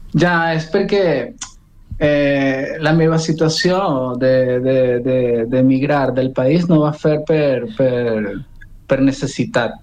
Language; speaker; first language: Catalan; non-native, learner; Spanish